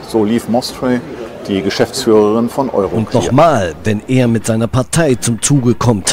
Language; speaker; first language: German; native; German